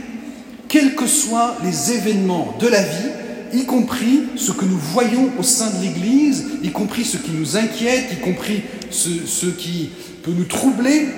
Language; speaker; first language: French; native; French